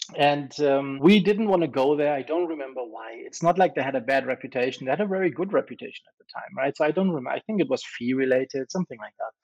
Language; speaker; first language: English; non-native, fluent; German